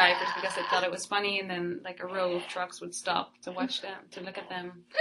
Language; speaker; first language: English; non-native, fluent; Dutch